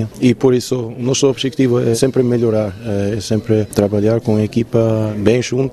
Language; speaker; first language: Portuguese; non-native, fluent; Swiss German